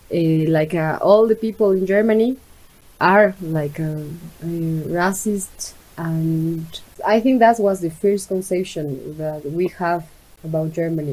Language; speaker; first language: English; non-native, learner; Spanish